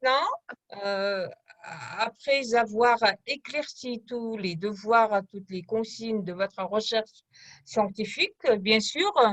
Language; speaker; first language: French; non-native, fluent; Kazakh